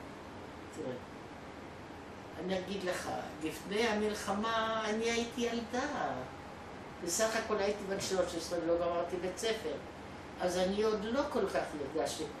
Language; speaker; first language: Hebrew; non-native, fluent; Polish